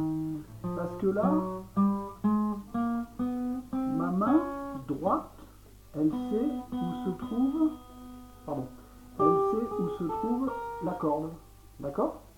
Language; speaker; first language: French; native; French